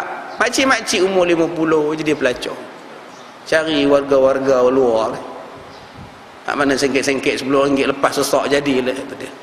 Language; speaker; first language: Malay; native; Malay